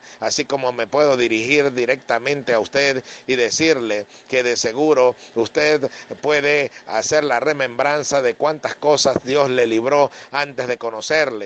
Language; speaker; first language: Spanish; native; Spanish